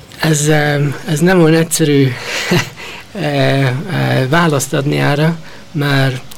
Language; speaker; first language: Hungarian; early bilingual, heritage; Hungarian